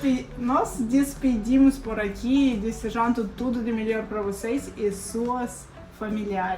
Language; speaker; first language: Portuguese; non-native, fluent; Russian